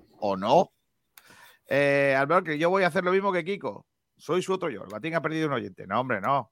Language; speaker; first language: Spanish; native; Spanish